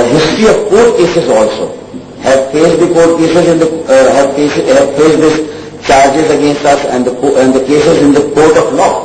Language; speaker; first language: English; non-native, local second language; Urdu